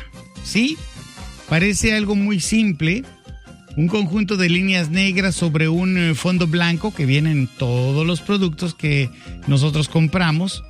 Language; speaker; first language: Spanish; native; Spanish